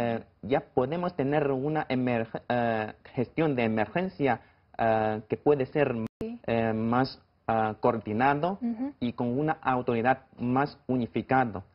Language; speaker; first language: Spanish; non-native, fluent; Chinese